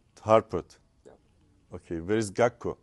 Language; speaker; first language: English; non-native, learner; Turkish